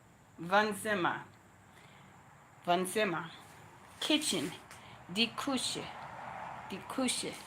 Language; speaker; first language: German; non-native, learner; English